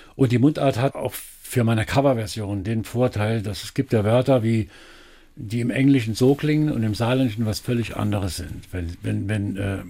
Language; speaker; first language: German; native; German